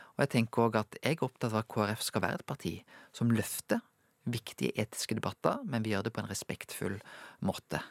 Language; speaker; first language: Norwegian; native; Norwegian